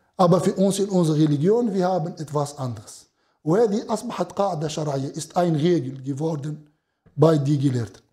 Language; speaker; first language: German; non-native, learner; Arabic